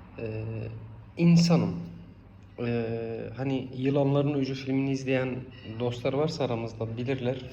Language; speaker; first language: Turkish; non-native, local second language; Kurdish